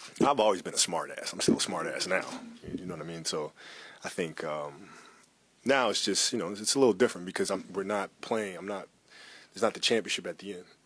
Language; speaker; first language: English; early bilingual, other home language; Italian